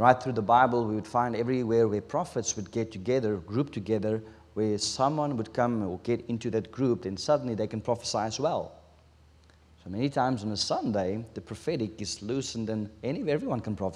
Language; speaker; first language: English; non-native, local second language; Afrikaans